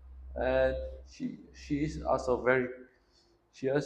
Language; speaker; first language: English; non-native, learner; Vietnamese